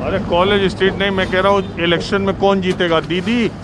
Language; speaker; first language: Hindi; native; Hindi